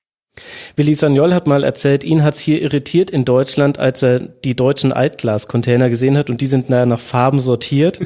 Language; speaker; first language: German; native; German